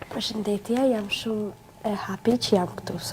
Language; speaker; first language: Albanian; early bilingual, heritage; Albanian